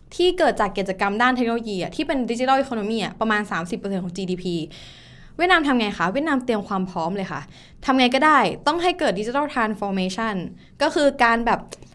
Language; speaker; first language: Thai; native; Thai